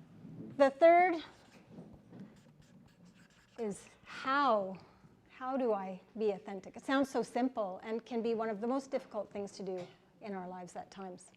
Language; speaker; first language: English; native; English